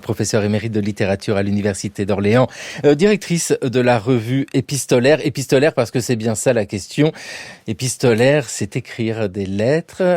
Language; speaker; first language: French; native; French